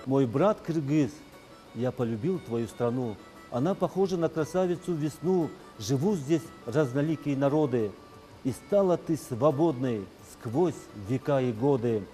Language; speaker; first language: Russian; non-native, local second language; Tajik